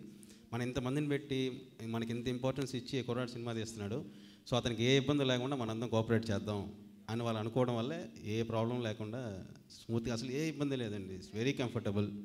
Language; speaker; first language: Telugu; native; Telugu